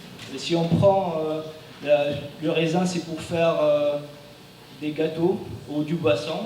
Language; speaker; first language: French; non-native, fluent; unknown